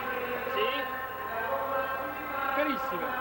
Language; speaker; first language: Italian; non-native, learner; Portuguese